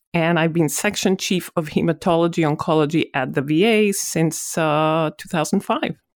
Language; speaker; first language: English; non-native, fluent; Hebrew